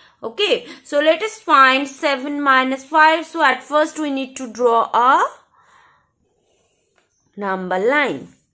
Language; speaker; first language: English; non-native, local second language; Bangla